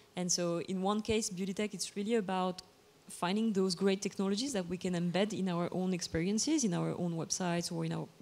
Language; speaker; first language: English; non-native, fluent; Bulgarian